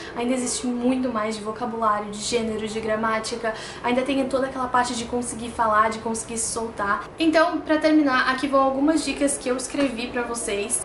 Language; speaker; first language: Portuguese; native; Portuguese